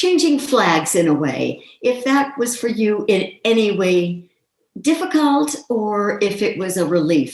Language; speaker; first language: English; native; English